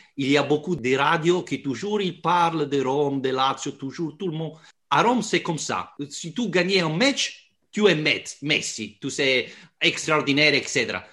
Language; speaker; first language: French; non-native, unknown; Italian